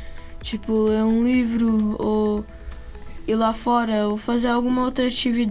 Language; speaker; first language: Portuguese; early bilingual, heritage; Portuguese